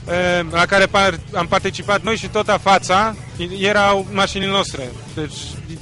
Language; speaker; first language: Romanian; non-native, fluent; Polish